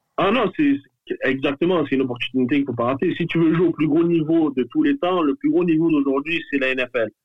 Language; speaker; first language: French; native; French